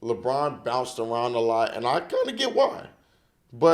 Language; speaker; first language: English; native; English